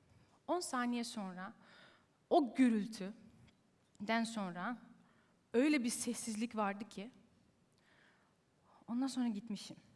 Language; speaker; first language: Turkish; early bilingual, heritage; Turkish